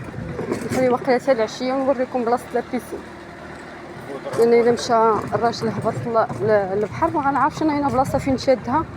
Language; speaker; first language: Arabic; native; Arabic